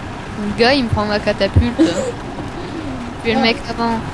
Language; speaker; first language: French; native; French